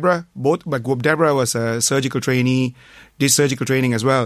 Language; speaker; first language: English; non-native, local second language; Tamil